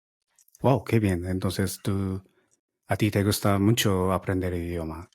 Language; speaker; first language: Spanish; non-native, learner; Japanese